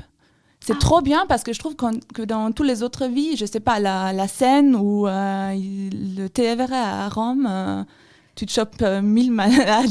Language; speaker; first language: French; non-native, fluent; German